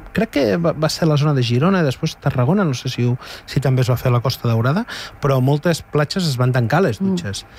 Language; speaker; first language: Catalan; native; Catalan